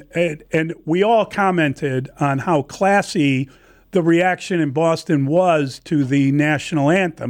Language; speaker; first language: English; native; English